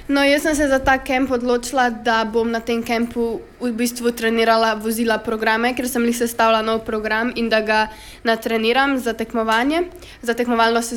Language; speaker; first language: Slovenian; native; Slovenian